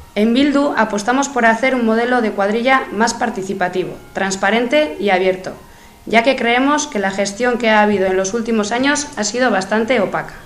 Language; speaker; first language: Spanish; native; Spanish